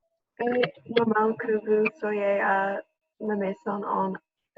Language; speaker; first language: French; non-native, learner; English